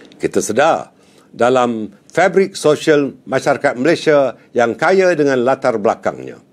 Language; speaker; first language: Malay; native; Malay